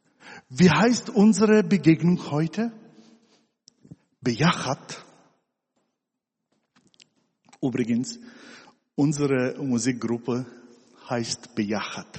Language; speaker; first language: German; non-native, fluent; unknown